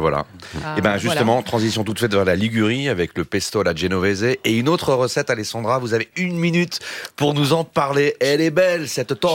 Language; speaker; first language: French; native; French